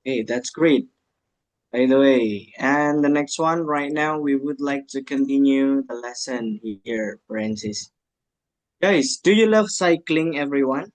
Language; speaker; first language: English; non-native, fluent; Indonesian